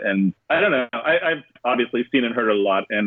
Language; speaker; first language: English; native; English